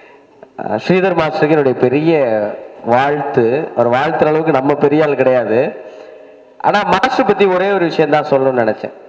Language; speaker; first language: Tamil; native; Tamil